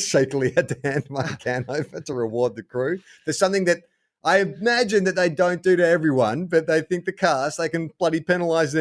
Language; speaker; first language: English; native; English